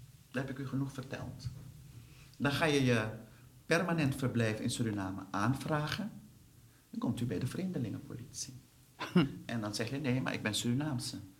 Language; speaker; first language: Dutch; non-native, local second language; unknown